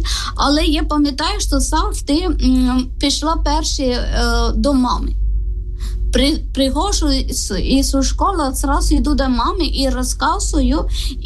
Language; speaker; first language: Ukrainian; non-native, learner; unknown